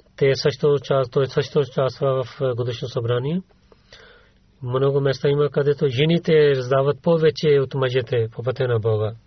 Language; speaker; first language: Bulgarian; non-native, learner; Urdu